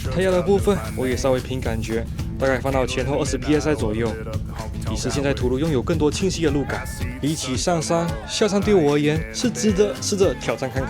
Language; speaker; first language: Chinese; native; Chinese